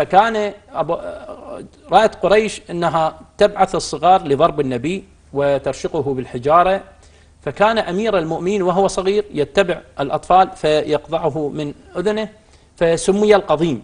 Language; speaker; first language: Arabic; native; Arabic